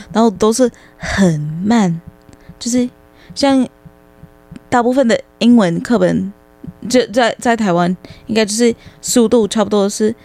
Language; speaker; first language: Chinese; non-native, fluent; English